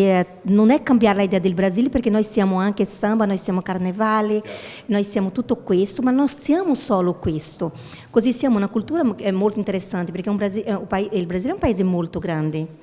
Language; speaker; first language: Italian; non-native, fluent; Portuguese